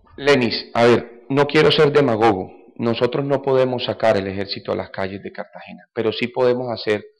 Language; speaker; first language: Spanish; native; Spanish